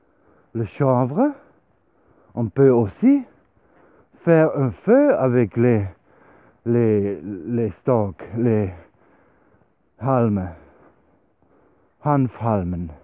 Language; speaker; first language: French; non-native, learner; Swiss German